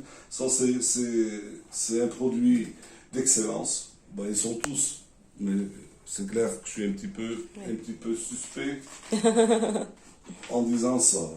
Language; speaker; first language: French; non-native, learner; Portuguese